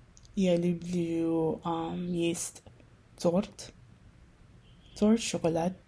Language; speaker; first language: Russian; non-native, learner; Min Nan Chinese